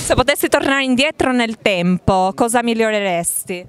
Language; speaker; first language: Italian; native; Italian